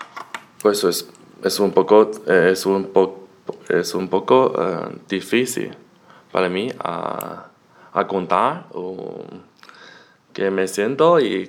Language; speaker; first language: Spanish; non-native, learner; Chinese